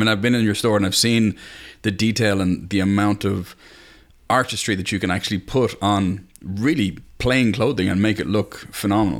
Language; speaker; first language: English; native; English